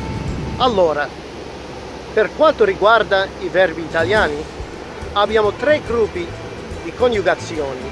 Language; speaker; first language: Italian; non-native, fluent; English